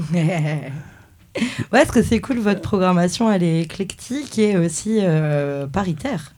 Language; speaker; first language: French; native; French